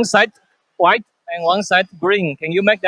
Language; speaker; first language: English; non-native, fluent; Chinese